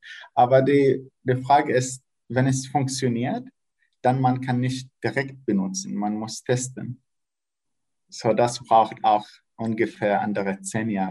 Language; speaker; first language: German; non-native, learner; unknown